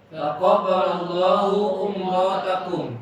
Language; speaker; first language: Arabic; non-native, learner; Indonesian